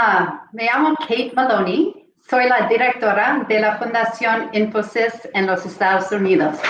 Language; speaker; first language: Spanish; non-native, fluent; English